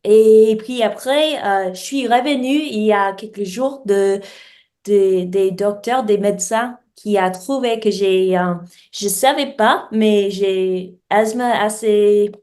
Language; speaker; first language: French; non-native, learner; English